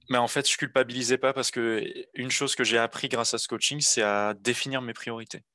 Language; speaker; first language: French; native; French